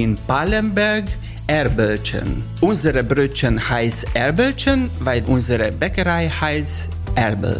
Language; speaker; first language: German; non-native, learner; Hungarian